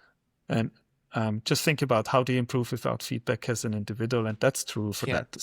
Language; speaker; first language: English; non-native, fluent; German